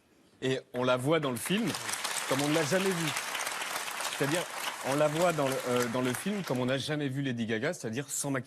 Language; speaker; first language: French; native; French